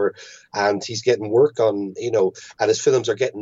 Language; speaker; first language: English; native; English